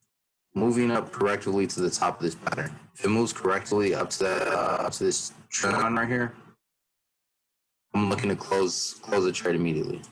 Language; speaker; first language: English; native; English